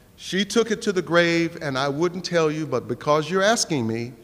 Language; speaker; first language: English; native; English